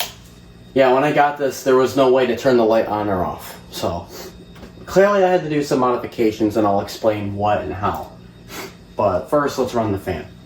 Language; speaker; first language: English; native; English